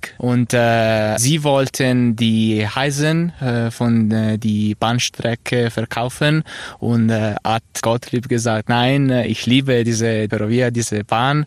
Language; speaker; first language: German; non-native, local second language; Italian